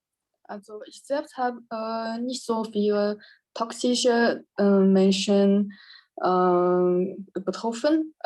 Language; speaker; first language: German; non-native, learner; Chinese